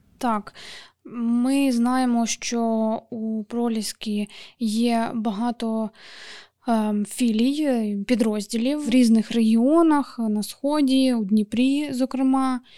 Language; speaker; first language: Ukrainian; native; Ukrainian